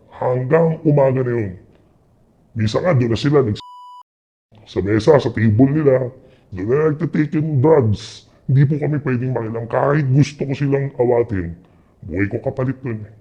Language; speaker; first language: Filipino; native; Filipino